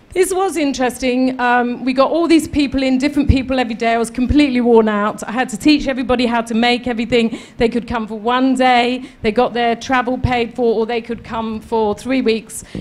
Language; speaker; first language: English; native; English